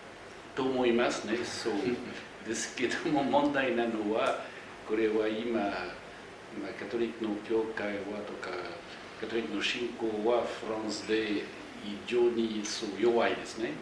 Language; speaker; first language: Japanese; non-native, fluent; French